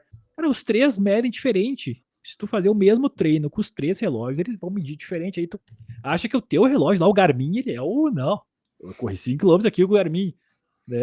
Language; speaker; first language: Portuguese; native; Portuguese